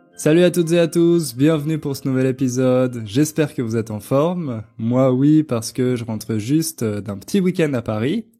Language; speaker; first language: French; native; French